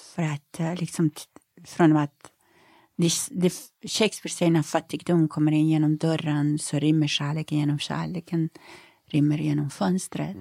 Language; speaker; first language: Swedish; non-native, fluent; Persian